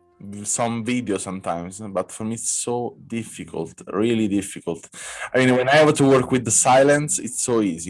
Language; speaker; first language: English; non-native, fluent; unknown